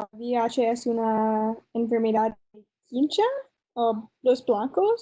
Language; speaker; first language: Spanish; non-native, learner; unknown